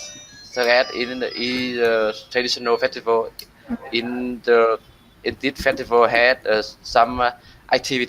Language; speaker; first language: English; non-native, learner; Vietnamese